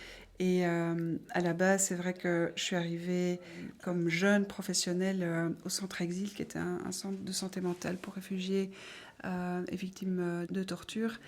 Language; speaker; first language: French; native; French